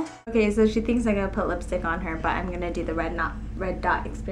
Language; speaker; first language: English; native; English